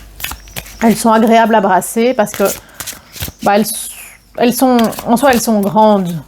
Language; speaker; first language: French; native; French